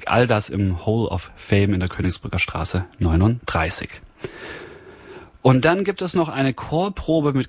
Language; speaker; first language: German; native; German